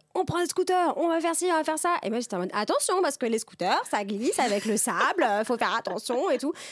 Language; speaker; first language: French; native; French